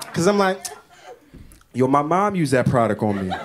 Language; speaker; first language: English; native; English